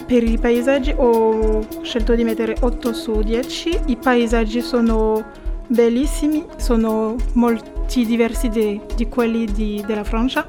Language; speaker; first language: Italian; non-native, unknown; French